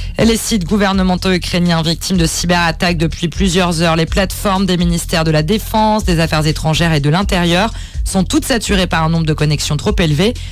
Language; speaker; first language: French; native; French